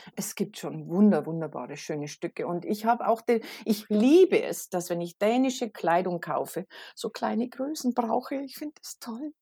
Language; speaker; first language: German; native; German